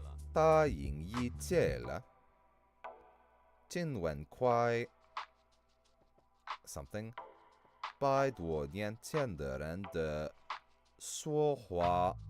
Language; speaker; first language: Chinese; non-native, learner; English